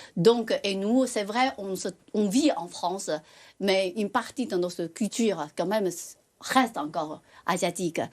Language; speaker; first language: French; non-native, fluent; Chinese